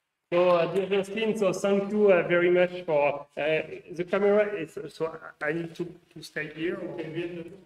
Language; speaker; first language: English; non-native, fluent; French